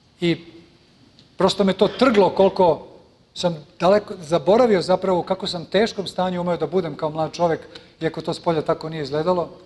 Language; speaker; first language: Serbian; early bilingual, heritage; Serbian